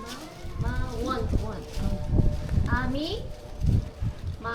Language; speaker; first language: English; non-native, learner; Korean